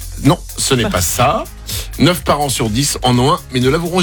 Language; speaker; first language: French; native; French